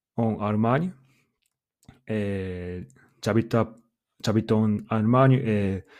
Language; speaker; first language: French; non-native, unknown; Japanese